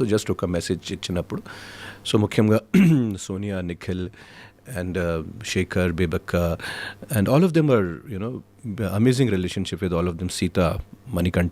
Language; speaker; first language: Telugu; non-native, fluent; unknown